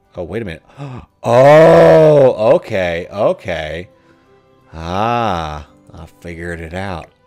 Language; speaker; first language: English; native; English